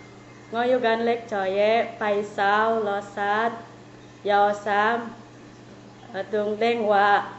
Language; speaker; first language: Cantonese; non-native, learner; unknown